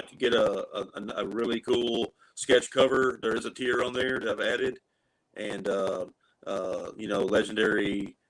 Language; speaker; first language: English; native; English